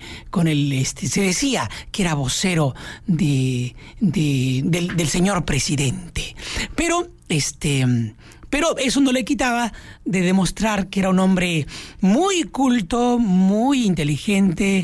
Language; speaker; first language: Spanish; native; Spanish